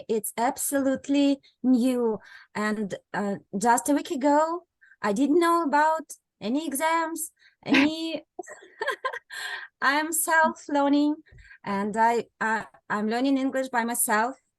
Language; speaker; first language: English; non-native, learner; Russian